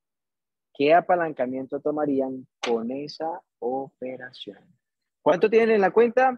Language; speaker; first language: Spanish; native; Spanish